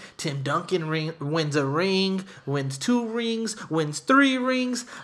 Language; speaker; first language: English; native; English